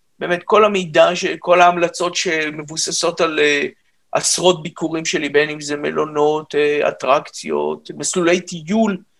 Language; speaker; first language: Hebrew; native; Hebrew